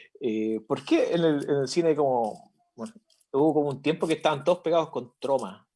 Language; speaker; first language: Spanish; native; Spanish